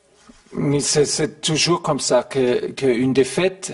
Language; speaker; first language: French; non-native, learner; German